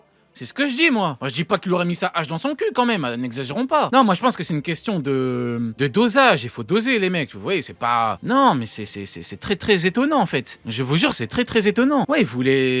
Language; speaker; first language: French; native; French